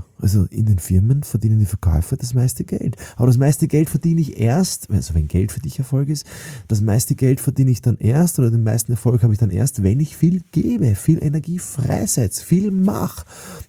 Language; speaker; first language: German; native; German